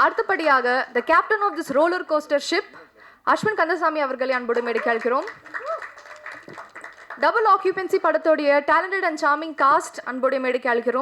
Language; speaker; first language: Tamil; native; Tamil